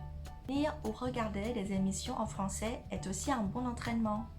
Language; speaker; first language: French; non-native, fluent; Vietnamese